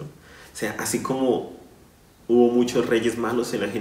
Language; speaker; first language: Spanish; native; Spanish